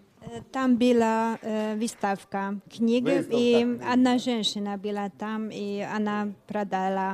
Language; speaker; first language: Russian; non-native, fluent; English